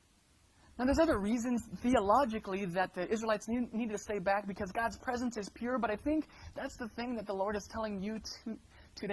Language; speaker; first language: English; native; English